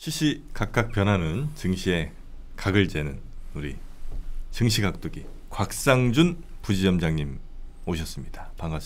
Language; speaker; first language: Korean; native; Korean